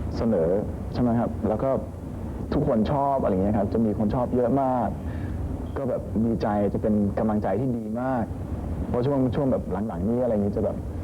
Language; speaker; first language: Thai; early bilingual, heritage; Danish